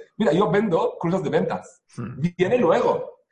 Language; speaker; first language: Spanish; non-native, fluent; Hebrew